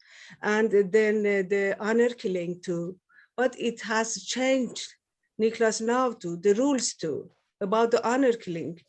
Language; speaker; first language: English; non-native, learner; Persian